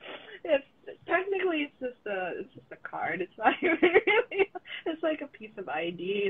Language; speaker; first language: English; non-native, local second language; Filipino